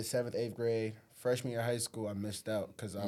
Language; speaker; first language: English; native; English